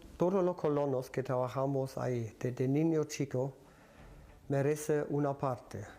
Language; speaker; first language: Spanish; early bilingual, other home language; German